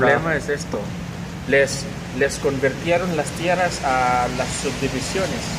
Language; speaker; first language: Spanish; non-native, fluent; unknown